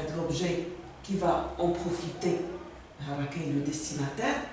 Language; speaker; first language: French; non-native, local second language; Arabic